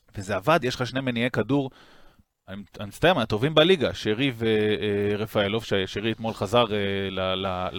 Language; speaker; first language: Hebrew; native; Hebrew